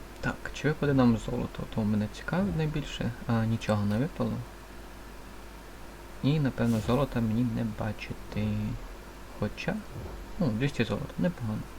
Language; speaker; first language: Ukrainian; native; Ukrainian